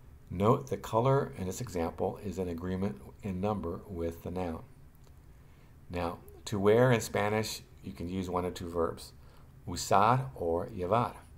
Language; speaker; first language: English; native; English